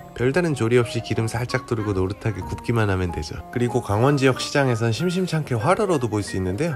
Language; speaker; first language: Korean; native; Korean